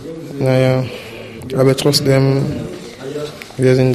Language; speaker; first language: German; non-native, learner; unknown